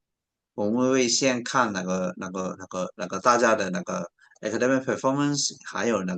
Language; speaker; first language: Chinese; non-native, local second language; Cantonese